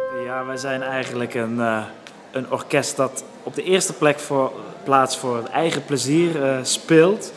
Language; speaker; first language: Dutch; native; Dutch